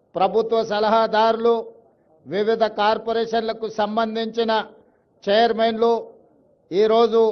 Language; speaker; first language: Telugu; native; Telugu